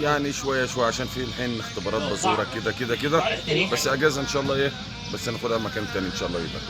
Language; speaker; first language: Arabic; native; Arabic